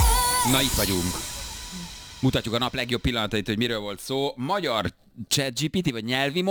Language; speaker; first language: Hungarian; native; Hungarian